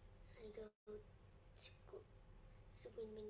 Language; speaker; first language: English; non-native, learner; Vietnamese